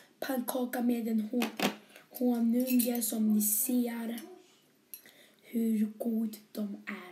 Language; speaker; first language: Swedish; early bilingual, other home language; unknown